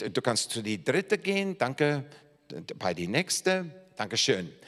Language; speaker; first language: German; non-native, fluent; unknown